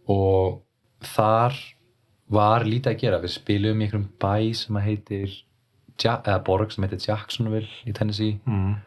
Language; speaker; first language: Icelandic; native; Icelandic